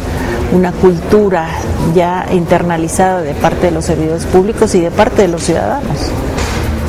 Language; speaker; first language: Spanish; native; Spanish